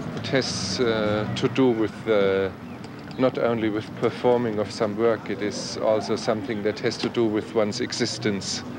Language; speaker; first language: English; non-native, fluent; German